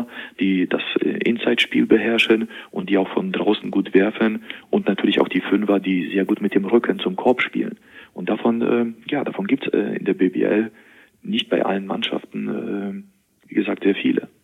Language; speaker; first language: German; native; German